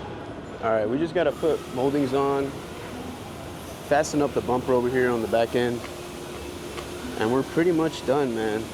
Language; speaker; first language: English; native; English